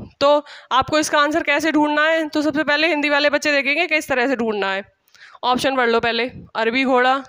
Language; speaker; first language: Hindi; native; Hindi